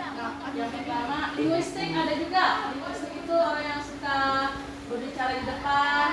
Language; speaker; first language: Indonesian; native; Indonesian